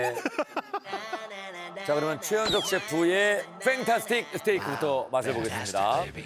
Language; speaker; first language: Korean; native; Korean